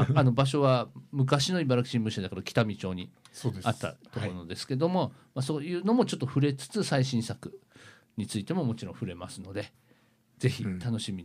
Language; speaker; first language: Japanese; native; Japanese